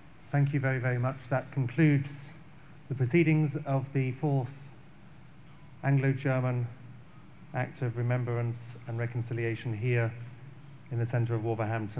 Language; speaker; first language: English; native; English